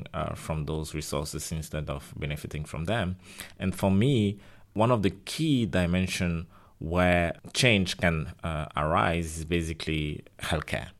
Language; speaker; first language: English; non-native, local second language; French